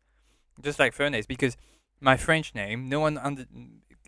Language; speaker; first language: English; non-native, fluent; French